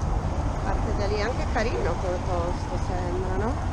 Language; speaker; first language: Italian; native; Italian